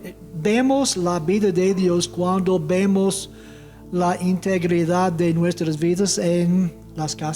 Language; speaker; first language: Spanish; non-native, fluent; English